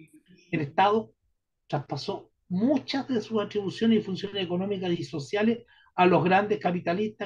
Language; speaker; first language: Spanish; native; Spanish